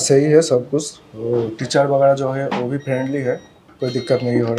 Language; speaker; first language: Hindi; non-native, local second language; Bangla